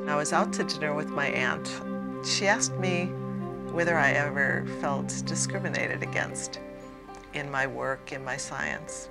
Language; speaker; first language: English; native; English